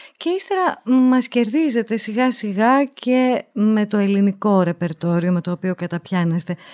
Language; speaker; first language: Greek; native; Greek